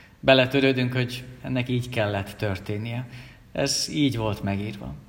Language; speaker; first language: Hungarian; native; Hungarian